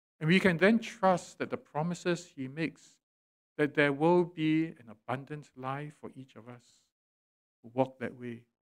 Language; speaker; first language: English; native; English